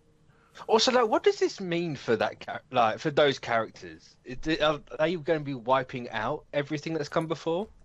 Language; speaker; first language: English; native; English